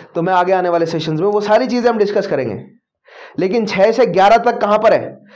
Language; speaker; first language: Hindi; native; Hindi